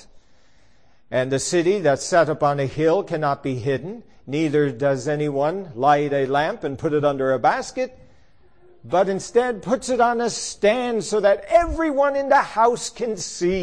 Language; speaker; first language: English; native; English